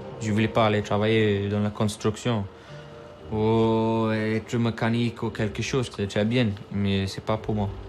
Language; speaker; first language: French; non-native, fluent; English